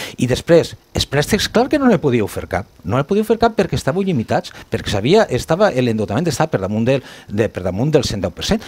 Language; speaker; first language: Catalan; native; Catalan